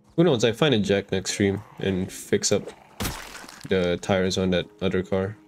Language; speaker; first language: English; non-native, local second language; Malay